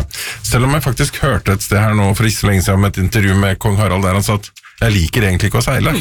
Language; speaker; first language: Norwegian; native; Norwegian